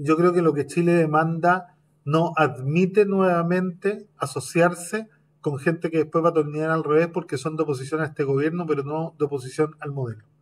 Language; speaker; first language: Spanish; native; Spanish